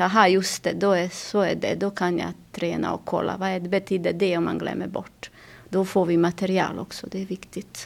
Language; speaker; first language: Swedish; non-native, learner; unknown